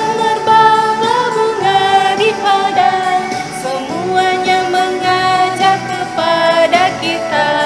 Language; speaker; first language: Indonesian; native; Indonesian